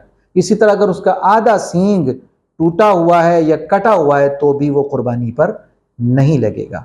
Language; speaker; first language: Urdu; native; Urdu